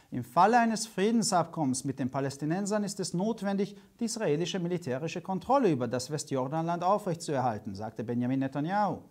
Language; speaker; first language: German; non-native, fluent; Hungarian